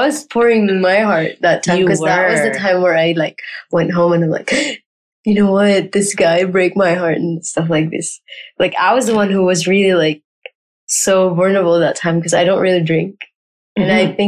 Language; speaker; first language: English; non-native, local second language; Surigaonon